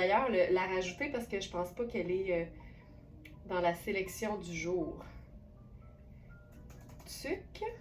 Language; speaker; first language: French; native; French